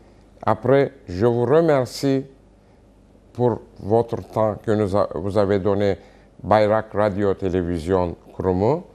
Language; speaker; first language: French; non-native, fluent; Turkish